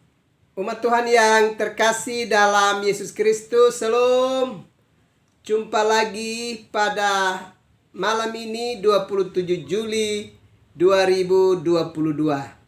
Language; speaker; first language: Indonesian; native; Indonesian